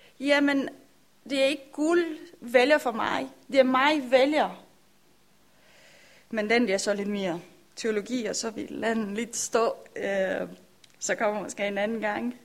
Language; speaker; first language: Danish; non-native, learner; Romanian